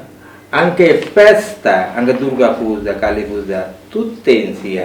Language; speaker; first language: Italian; non-native, learner; Bangla